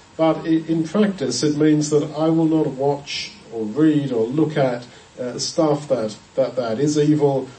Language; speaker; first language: English; native; English